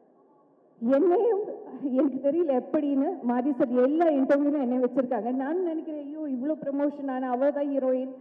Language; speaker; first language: Tamil; non-native, local second language; Malayalam